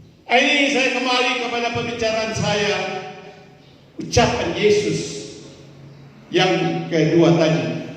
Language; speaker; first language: Malay; native; Malay